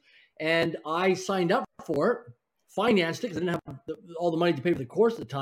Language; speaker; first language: English; native; English